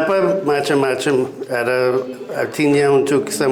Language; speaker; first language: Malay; non-native, learner; English